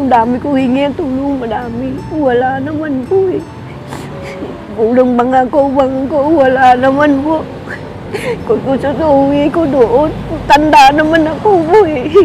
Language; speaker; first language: Filipino; non-native, learner; Vietnamese